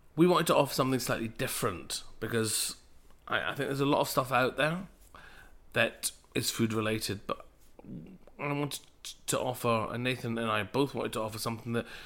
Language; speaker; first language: English; native; English